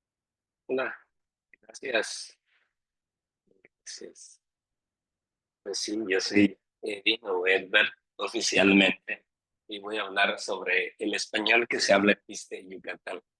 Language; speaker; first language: Spanish; non-native, local second language; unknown